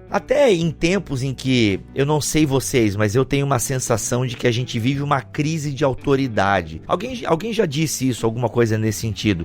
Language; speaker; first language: Portuguese; native; Portuguese